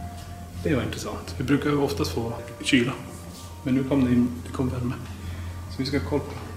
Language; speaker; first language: Swedish; native; Swedish